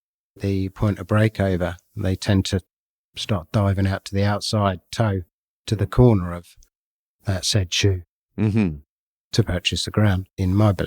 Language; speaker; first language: English; native; English